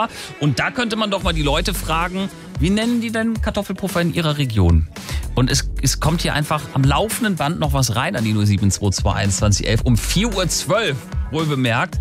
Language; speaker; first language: German; native; German